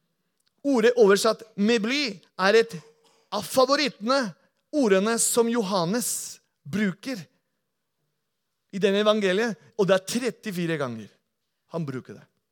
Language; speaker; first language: Norwegian; non-native, fluent; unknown